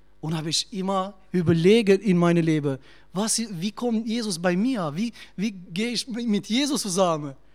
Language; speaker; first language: German; non-native, learner; Albanian